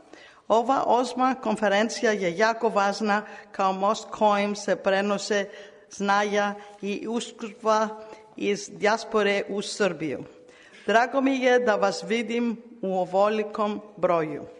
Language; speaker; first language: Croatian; non-native, learner; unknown